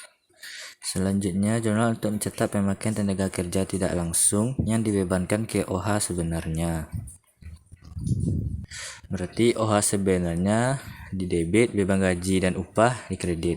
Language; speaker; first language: Indonesian; native; Indonesian